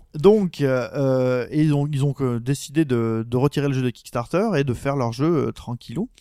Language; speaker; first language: French; native; French